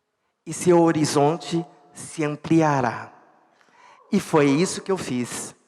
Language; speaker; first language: Portuguese; early bilingual, other home language; Chinese